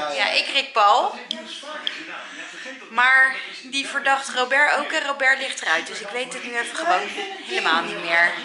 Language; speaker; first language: Dutch; native; Dutch